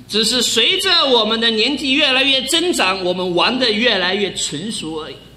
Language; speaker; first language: Chinese; native; Chinese